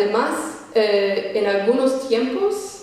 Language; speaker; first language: Spanish; non-native, fluent; English